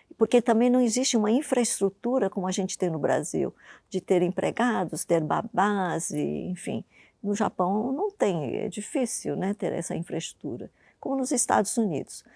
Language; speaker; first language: Portuguese; early bilingual, other home language; Japanese